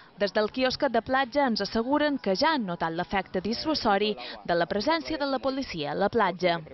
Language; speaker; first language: Catalan; native; Catalan